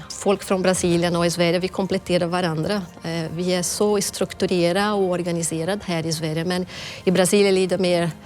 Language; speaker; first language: Swedish; non-native, fluent; Portuguese